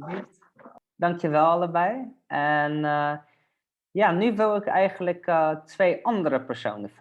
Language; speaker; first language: Dutch; non-native, fluent; Polish